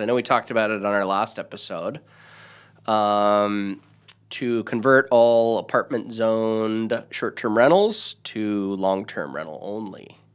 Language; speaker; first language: English; native; English